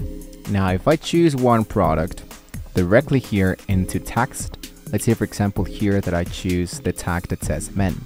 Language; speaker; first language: English; non-native, fluent; Spanish